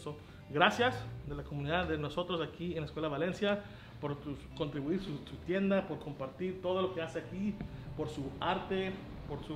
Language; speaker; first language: Spanish; early bilingual, heritage; Spanish